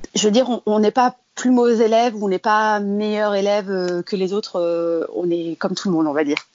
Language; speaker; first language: French; native; French